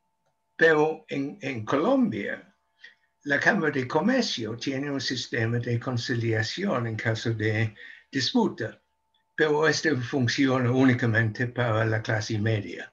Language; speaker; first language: Spanish; non-native, fluent; English